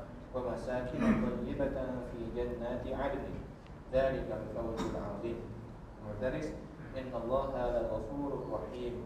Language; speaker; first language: Arabic; non-native, learner; Indonesian